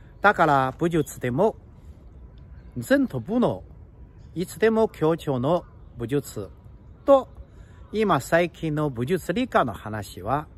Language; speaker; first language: Japanese; non-native, fluent; Chinese